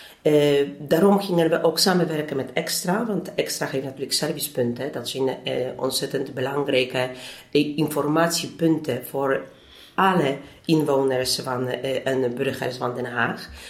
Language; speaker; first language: Dutch; non-native, fluent; Polish